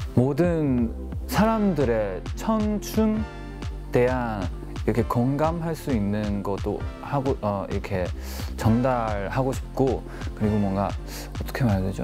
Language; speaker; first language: Korean; non-native, learner; Chinese